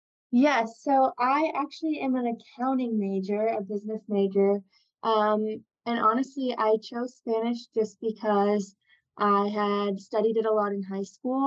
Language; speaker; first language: English; native; English